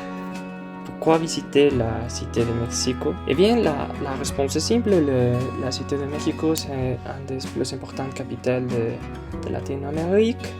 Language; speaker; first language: French; non-native, learner; Spanish